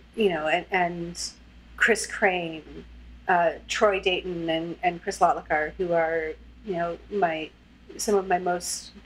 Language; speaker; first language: English; native; English